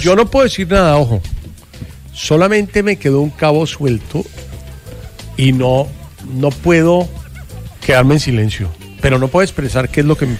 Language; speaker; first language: Spanish; native; Spanish